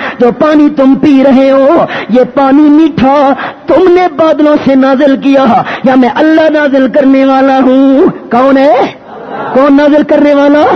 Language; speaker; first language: Urdu; non-native, local second language; Pashto